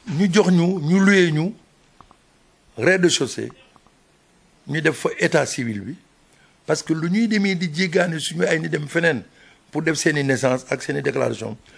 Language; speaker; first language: Wolof; native; Wolof